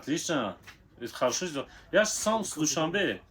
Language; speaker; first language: Russian; non-native, local second language; Tajik